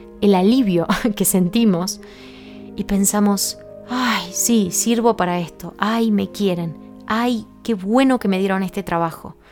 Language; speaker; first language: Spanish; native; Spanish